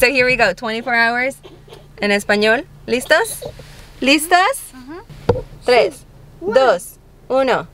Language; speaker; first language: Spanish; early bilingual, heritage; Spanish